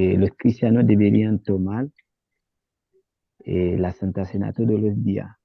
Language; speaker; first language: Spanish; non-native, learner; Haitian Creole